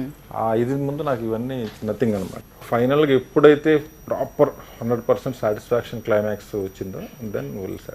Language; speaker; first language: Telugu; native; Telugu